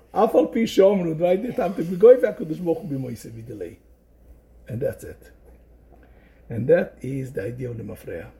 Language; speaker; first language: English; native; English